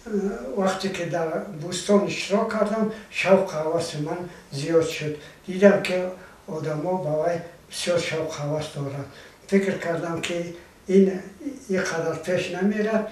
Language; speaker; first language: Persian; non-native, local second language; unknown